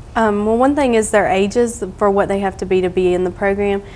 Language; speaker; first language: English; native; English